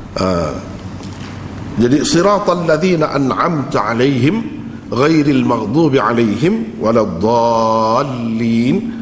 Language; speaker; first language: Malay; native; Malay